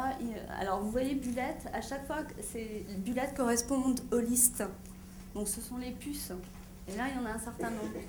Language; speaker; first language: French; native; French